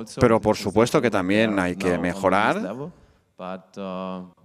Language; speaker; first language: Spanish; non-native, learner; German